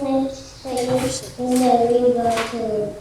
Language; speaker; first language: English; non-native, learner; Vietnamese